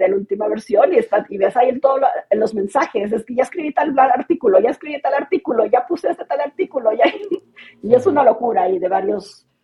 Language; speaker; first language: Spanish; native; Spanish